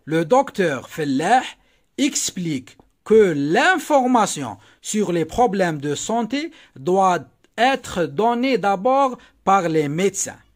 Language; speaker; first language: French; non-native, local second language; Arabic